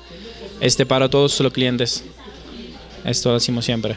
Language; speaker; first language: Spanish; non-native, fluent; Italian